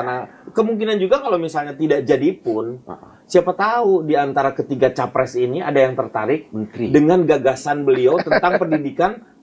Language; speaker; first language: Indonesian; native; Indonesian